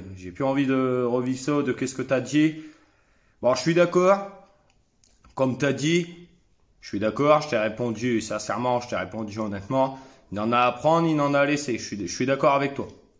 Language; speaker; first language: French; native; French